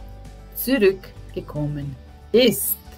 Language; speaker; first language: German; non-native, fluent; Serbian